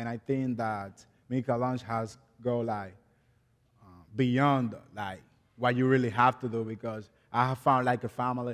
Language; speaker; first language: English; non-native, learner; Spanish